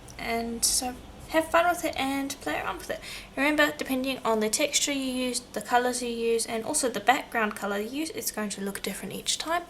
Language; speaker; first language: English; native; English